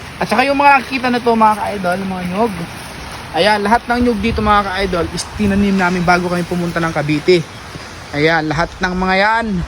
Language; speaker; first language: Filipino; non-native, local second language; Bikol